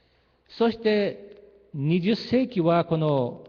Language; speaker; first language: Japanese; early bilingual, heritage; Japanese